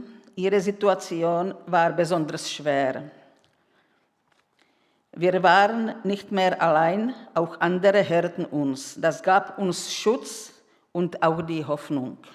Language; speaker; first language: German; non-native, fluent; Czech